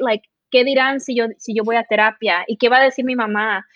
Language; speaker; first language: Spanish; early bilingual, heritage; Spanish